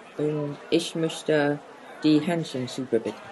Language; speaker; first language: German; non-native, learner; English